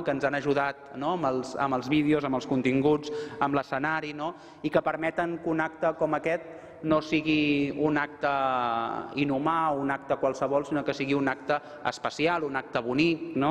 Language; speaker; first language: Catalan; native; Catalan